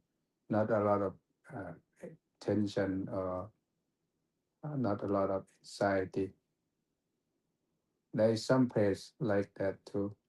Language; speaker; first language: English; non-native, fluent; Thai